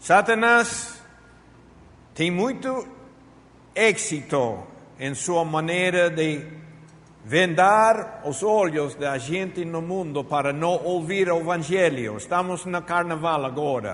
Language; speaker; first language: Portuguese; non-native, fluent; Spanish